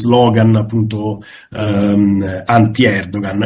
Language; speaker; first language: Italian; native; Italian